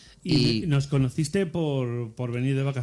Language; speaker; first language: Spanish; native; Spanish